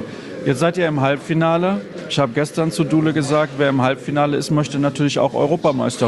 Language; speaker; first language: German; native; German